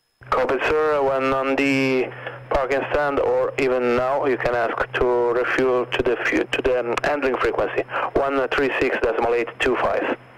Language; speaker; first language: English; non-native, fluent; Italian